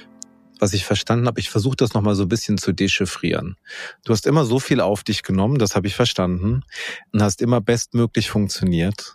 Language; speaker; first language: German; native; German